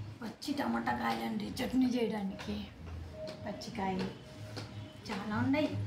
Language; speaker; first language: Telugu; non-native, learner; Assamese